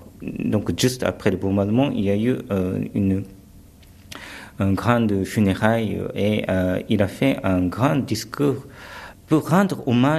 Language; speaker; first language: French; early bilingual, other home language; Japanese